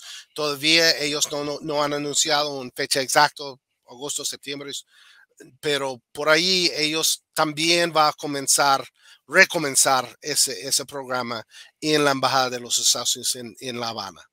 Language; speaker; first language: Spanish; non-native, fluent; English